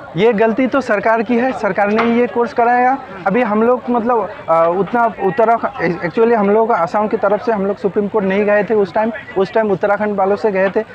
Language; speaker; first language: Hindi; non-native, local second language; Assamese